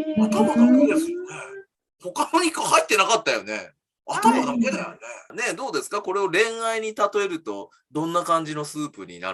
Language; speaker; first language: Japanese; native; Japanese